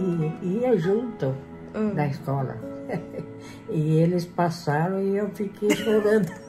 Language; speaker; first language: Portuguese; non-native, local second language; Japanese